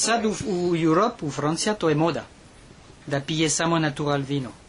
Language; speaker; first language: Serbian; non-native, learner; French